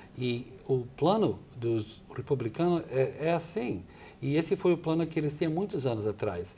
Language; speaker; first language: Portuguese; non-native, fluent; English